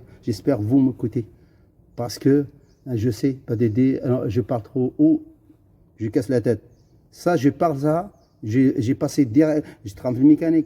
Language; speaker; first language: French; non-native, fluent; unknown